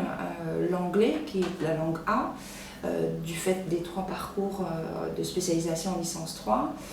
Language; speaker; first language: French; native; French